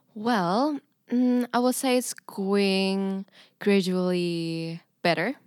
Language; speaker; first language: English; non-native, fluent; Indonesian